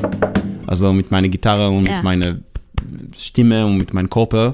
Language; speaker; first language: German; non-native, learner; Hebrew